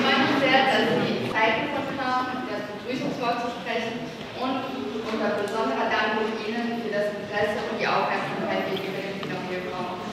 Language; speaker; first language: German; native; German